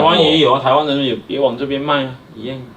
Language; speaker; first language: Chinese; native; Chinese